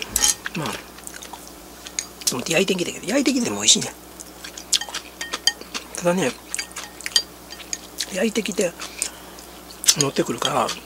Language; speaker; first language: Japanese; native; Japanese